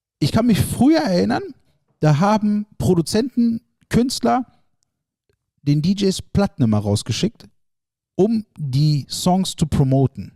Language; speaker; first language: German; early bilingual, other home language; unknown